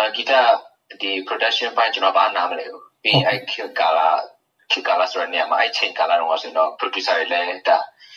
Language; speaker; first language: Burmese; non-native, local second language; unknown